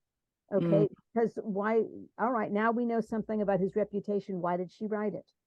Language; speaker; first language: English; native; English